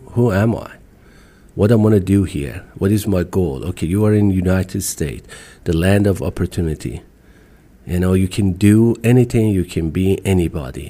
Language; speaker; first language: English; non-native, fluent; Persian